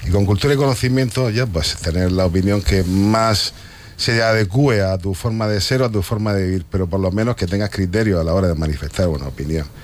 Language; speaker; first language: Spanish; native; Spanish